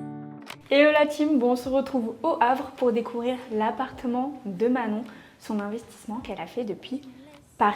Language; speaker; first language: French; native; French